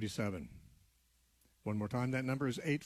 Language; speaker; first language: English; native; English